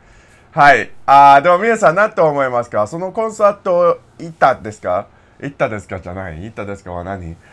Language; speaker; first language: Japanese; non-native, learner; English